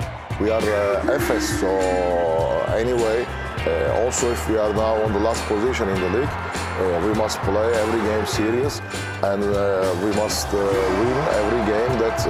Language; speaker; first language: English; non-native, learner; Turkish